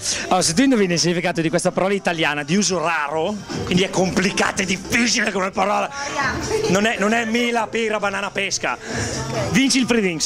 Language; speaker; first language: Italian; native; Italian